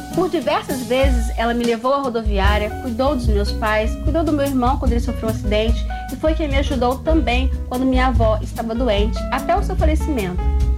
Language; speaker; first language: Portuguese; native; Portuguese